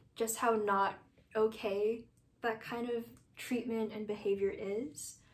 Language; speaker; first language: English; native; English